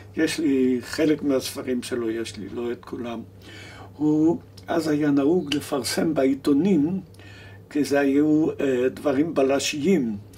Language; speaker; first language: Hebrew; early bilingual, other home language; German